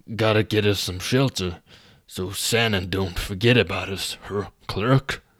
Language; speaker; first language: English; native; English